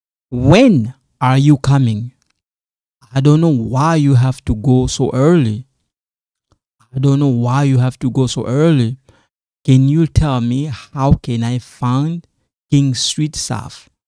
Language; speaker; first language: English; non-native, fluent; Lingala